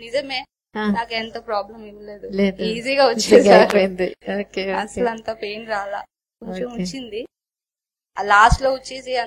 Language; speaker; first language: Telugu; non-native, learner; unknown